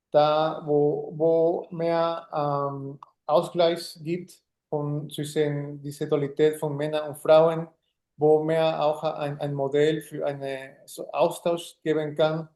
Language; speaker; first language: German; non-native, fluent; Spanish